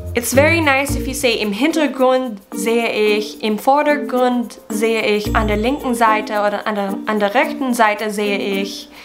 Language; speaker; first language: German; non-native, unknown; Filipino